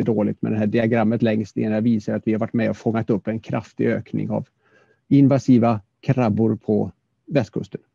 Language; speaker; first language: Swedish; native; Swedish